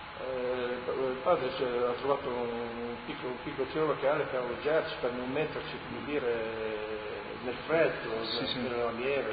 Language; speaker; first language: Italian; early bilingual, heritage; Italian